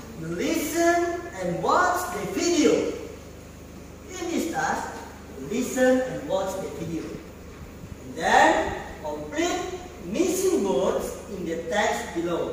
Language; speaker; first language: English; non-native, fluent; Indonesian